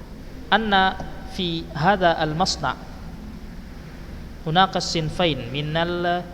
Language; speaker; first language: Arabic; non-native, fluent; Indonesian